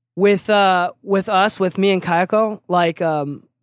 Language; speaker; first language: English; native; English